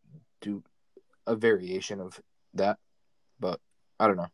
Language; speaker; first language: English; native; English